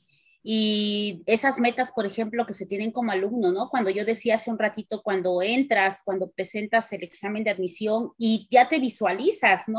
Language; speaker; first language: Spanish; native; Spanish